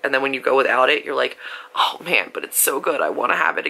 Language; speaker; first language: English; native; English